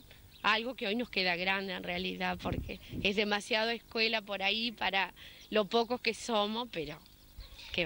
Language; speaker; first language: Spanish; native; Spanish